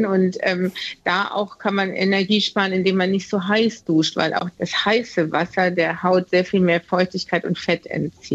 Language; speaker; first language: German; native; German